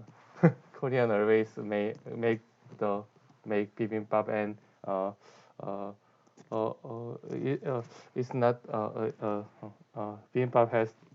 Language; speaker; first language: English; non-native, learner; Korean